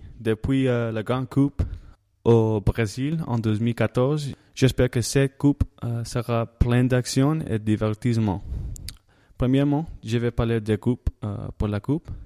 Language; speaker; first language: French; non-native, learner; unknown